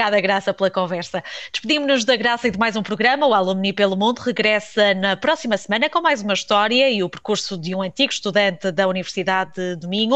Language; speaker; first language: Portuguese; native; Portuguese